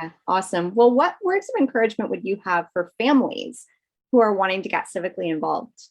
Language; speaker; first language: English; native; English